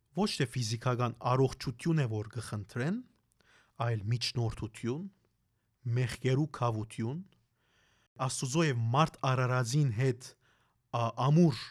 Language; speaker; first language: Armenian; early bilingual, heritage; Armenian